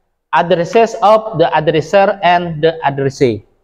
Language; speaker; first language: English; non-native, local second language; Indonesian